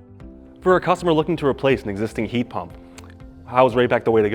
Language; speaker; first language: English; native; English